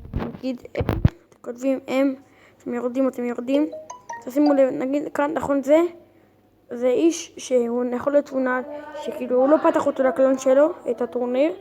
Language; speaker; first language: Hebrew; native; Hebrew